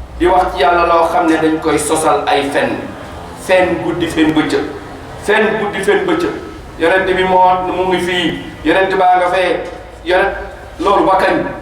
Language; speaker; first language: Wolof; non-native, local second language; Fula